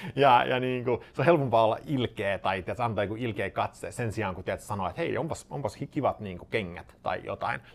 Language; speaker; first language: Finnish; non-native, fluent; Swedish